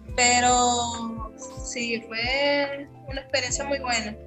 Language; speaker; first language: Spanish; native; Spanish